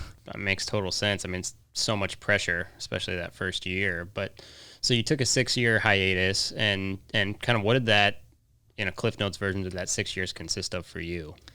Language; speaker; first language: English; native; English